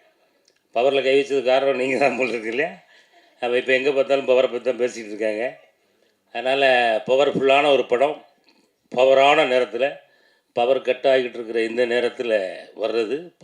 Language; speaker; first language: Tamil; native; Tamil